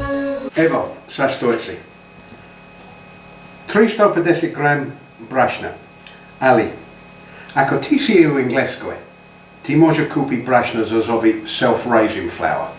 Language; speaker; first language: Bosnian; non-native, learner; English